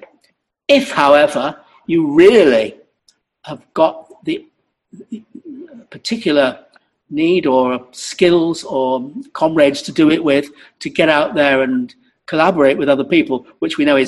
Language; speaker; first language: English; native; English